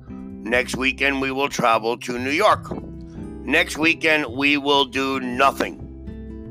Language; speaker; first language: English; native; English